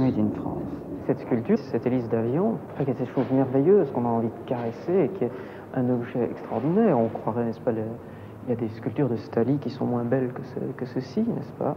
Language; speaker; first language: French; native; French